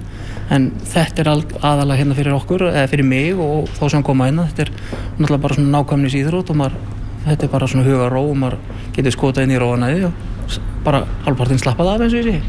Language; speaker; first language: Icelandic; native; Icelandic